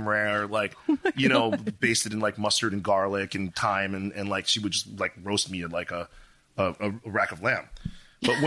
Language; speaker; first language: English; native; English